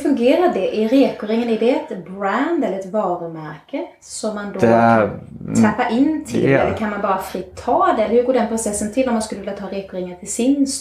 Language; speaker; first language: Swedish; native; Swedish